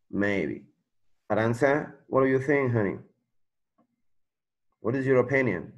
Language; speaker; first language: English; non-native, learner; Spanish